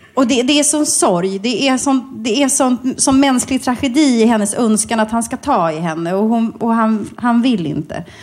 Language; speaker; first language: Swedish; native; Swedish